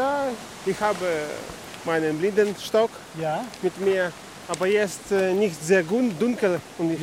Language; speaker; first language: German; non-native, learner; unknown